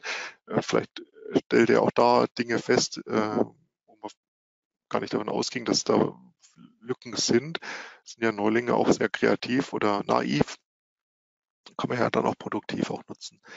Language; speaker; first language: German; native; German